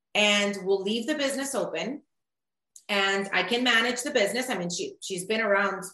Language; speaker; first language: English; early bilingual, other home language; Spanish